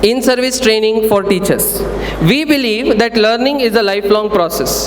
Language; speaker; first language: English; non-native, local second language; Kannada